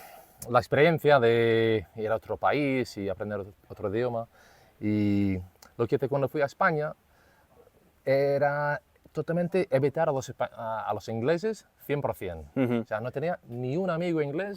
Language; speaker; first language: Spanish; non-native, fluent; English